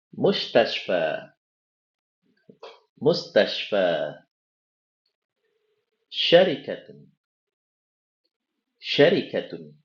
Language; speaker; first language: Arabic; non-native, fluent; Indonesian